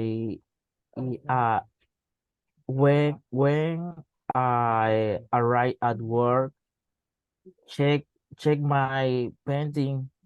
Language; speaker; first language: English; non-native, learner; Spanish